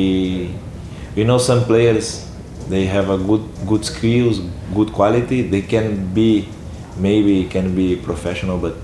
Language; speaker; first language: English; non-native, learner; Portuguese